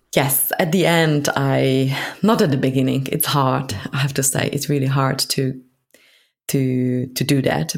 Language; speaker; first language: English; non-native, fluent; Czech